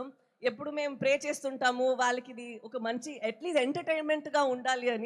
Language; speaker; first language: Telugu; non-native, fluent; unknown